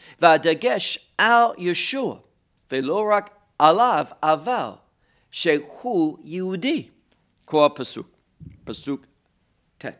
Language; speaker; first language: Hebrew; non-native, fluent; English